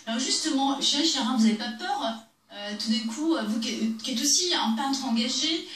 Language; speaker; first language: French; native; French